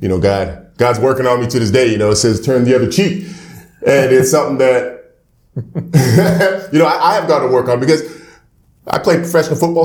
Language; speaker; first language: English; native; English